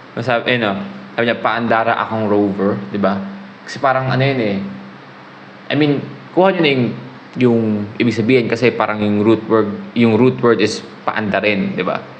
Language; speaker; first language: Filipino; native; Filipino